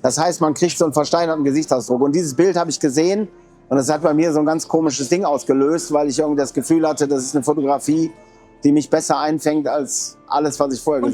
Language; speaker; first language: German; native; German